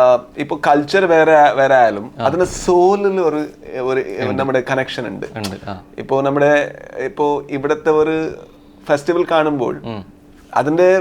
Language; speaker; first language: Malayalam; non-native, local second language; Kannada